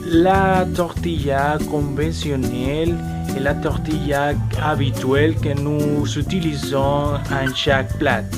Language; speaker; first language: French; non-native, learner; Spanish